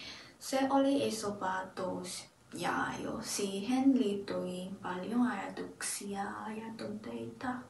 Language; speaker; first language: Finnish; non-native, learner; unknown